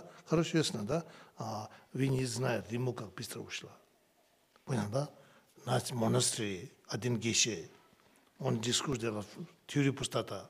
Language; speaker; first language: Russian; non-native, learner; Tibetan